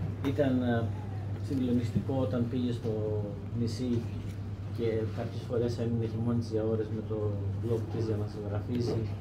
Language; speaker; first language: Greek; native; Greek